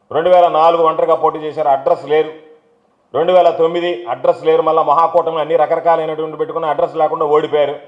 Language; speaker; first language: Telugu; native; Telugu